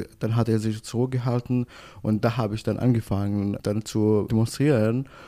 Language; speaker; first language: German; non-native, fluent; Arabic